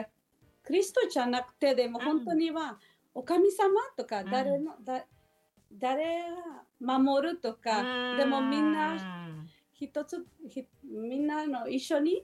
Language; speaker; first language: Japanese; non-native, learner; Spanish